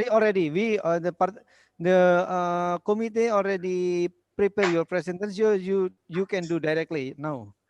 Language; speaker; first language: English; non-native, learner; Indonesian